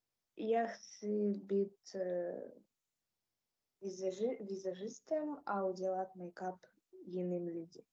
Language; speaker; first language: Czech; non-native, learner; Ukrainian